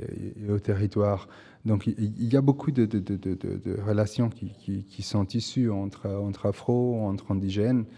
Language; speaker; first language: French; non-native, fluent; Spanish